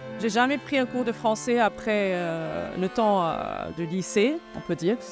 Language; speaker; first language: French; non-native, fluent; Arabic